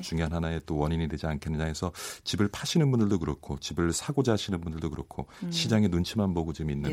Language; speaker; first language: Korean; native; Korean